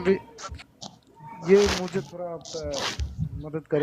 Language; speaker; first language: Hindi; non-native, learner; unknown